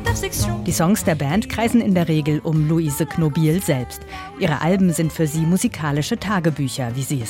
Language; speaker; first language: German; native; German